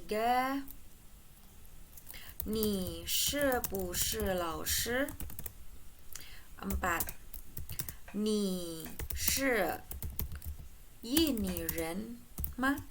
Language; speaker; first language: Chinese; non-native, fluent; Indonesian